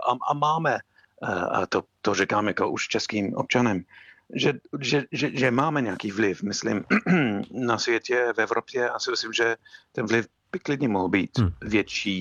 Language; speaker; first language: Czech; non-native, fluent; English